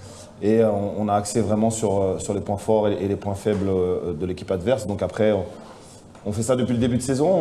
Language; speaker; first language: French; native; French